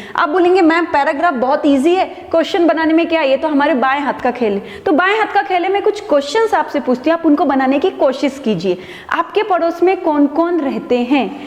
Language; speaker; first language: Hindi; non-native, local second language; Marathi